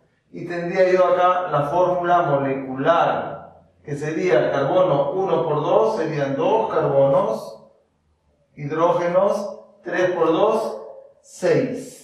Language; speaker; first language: Spanish; native; Spanish